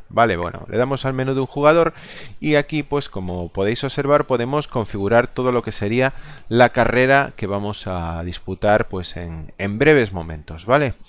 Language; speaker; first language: Spanish; non-native, local second language; Galician